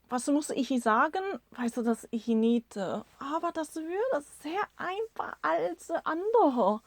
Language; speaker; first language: German; non-native, learner; Korean